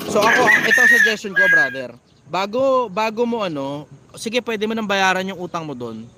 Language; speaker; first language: Filipino; native; Filipino